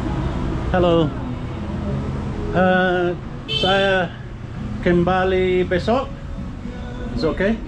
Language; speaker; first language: Indonesian; non-native, learner; English